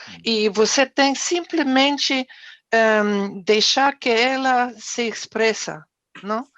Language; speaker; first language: Portuguese; non-native, fluent; German